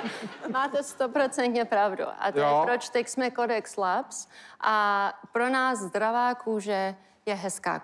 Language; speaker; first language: Czech; early bilingual, heritage; English